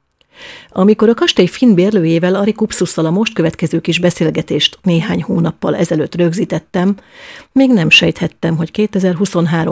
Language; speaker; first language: Hungarian; native; Hungarian